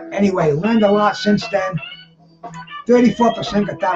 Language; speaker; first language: English; native; English